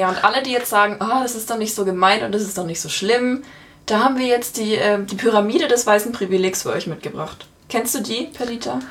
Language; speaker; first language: German; native; German